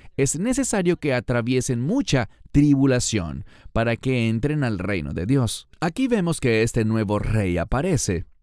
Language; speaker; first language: Spanish; non-native, fluent; Hebrew